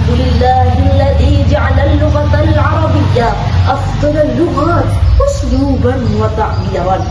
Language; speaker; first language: Arabic; non-native, learner; Indonesian